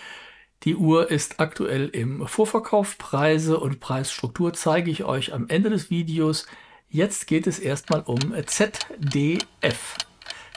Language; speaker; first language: German; native; German